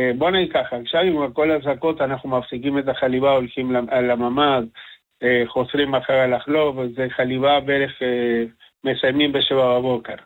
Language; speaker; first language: Hebrew; non-native, fluent; Spanish